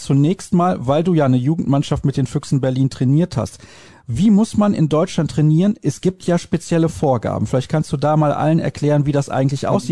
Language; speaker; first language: German; native; German